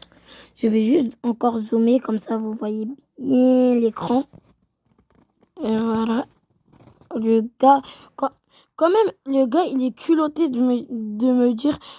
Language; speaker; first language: French; native; French